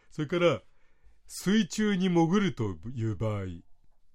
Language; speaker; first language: Japanese; native; Japanese